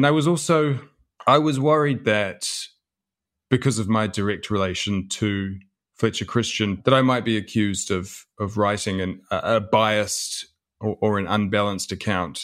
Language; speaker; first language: English; native; English